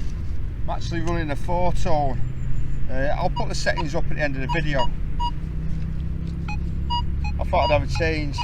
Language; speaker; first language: English; native; English